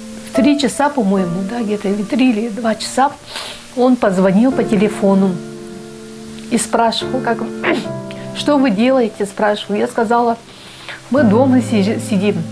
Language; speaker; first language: Russian; non-native, local second language; Tuvinian